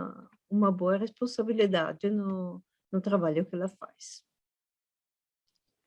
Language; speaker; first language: Portuguese; non-native, fluent; Italian